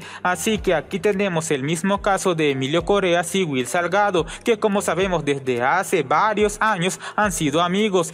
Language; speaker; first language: Spanish; native; Spanish